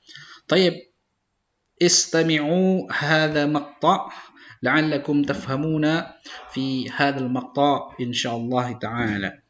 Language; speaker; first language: Arabic; non-native, fluent; Indonesian